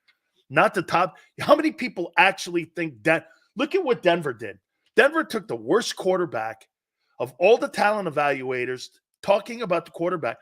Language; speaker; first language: English; native; English